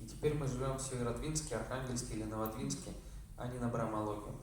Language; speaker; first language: Russian; native; Russian